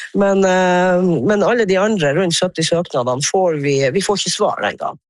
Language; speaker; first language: Norwegian; native; Norwegian